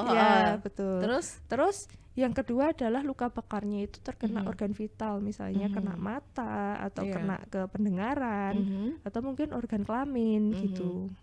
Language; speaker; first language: Indonesian; native; Indonesian